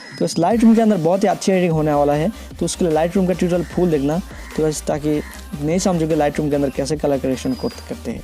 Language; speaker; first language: Hindi; non-native, local second language; Bangla